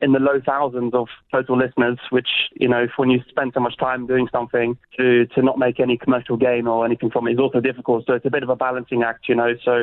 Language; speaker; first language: English; native; English